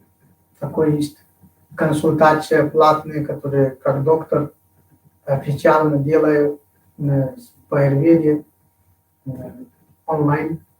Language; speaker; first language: Russian; non-native, fluent; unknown